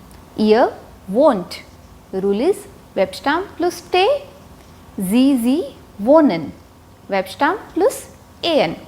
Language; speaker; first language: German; non-native, fluent; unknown